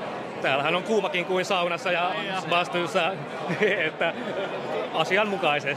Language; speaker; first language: Finnish; native; Finnish